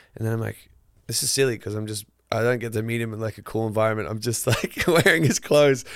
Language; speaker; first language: English; native; English